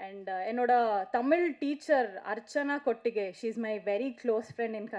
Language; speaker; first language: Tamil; non-native, learner; Kannada